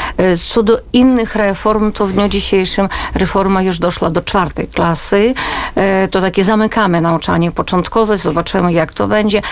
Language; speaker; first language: Polish; early bilingual, heritage; Polish